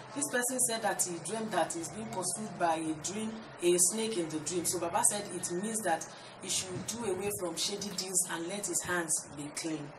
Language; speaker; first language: English; non-native, local second language; Yoruba